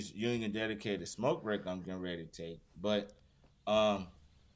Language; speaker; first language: English; native; English